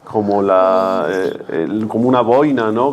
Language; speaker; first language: Spanish; native; Spanish